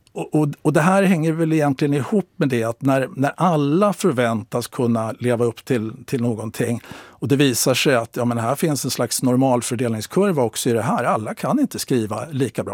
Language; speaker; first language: Swedish; native; Swedish